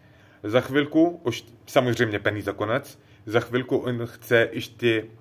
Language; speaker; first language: Czech; non-native, learner; Arabic